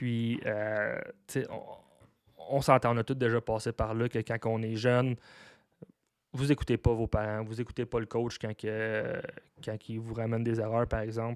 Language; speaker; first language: French; native; French